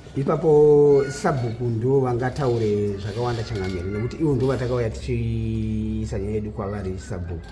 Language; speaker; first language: Shona; early bilingual, other home language; Nyanja